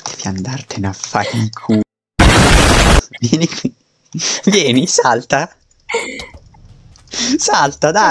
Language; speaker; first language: Italian; native; Italian